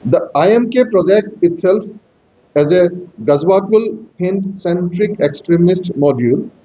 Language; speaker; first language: English; non-native, local second language; Assamese